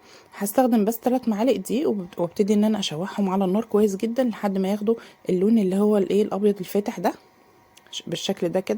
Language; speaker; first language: Arabic; native; Arabic